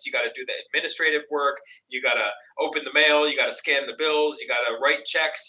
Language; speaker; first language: English; native; English